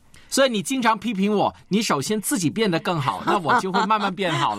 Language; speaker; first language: Chinese; native; Chinese